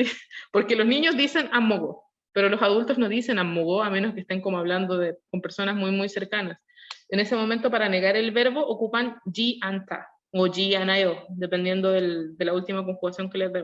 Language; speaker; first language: Spanish; non-native, learner; Korean